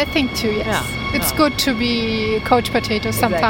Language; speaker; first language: English; non-native, learner; Turkish